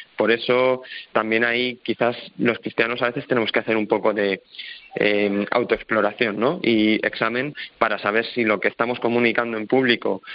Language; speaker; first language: Spanish; native; Spanish